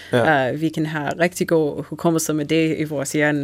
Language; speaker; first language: Danish; non-native, fluent; English